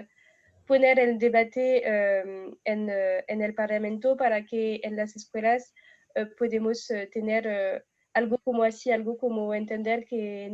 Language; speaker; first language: Spanish; non-native, fluent; French